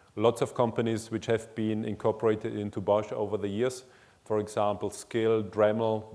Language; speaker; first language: English; non-native, fluent; German